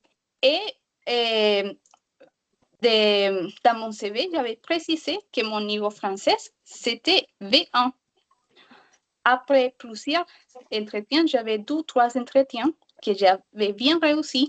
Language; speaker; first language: French; non-native, learner; Spanish